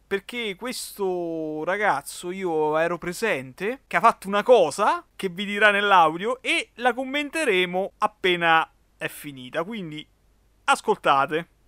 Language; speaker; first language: Italian; native; Italian